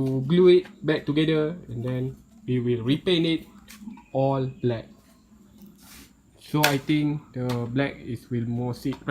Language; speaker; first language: English; non-native, local second language; Malay